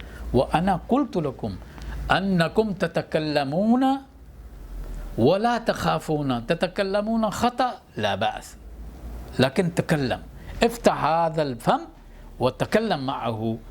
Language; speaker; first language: Arabic; non-native, fluent; Urdu